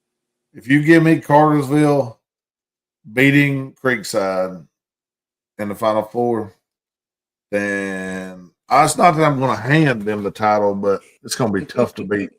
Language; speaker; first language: English; native; English